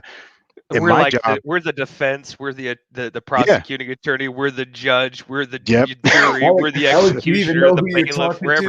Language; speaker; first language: English; native; English